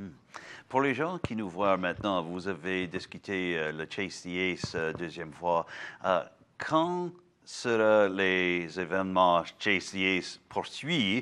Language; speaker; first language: French; non-native, learner; English